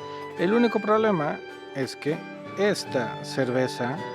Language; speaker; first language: Spanish; native; Spanish